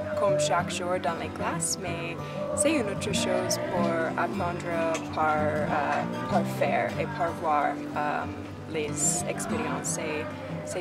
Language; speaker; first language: French; non-native, fluent; English